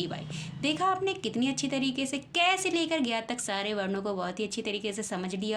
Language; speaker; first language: Hindi; native; Hindi